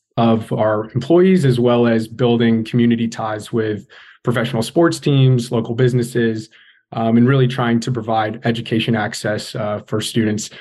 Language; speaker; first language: English; native; English